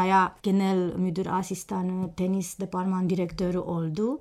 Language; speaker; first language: Turkish; non-native, fluent; Romanian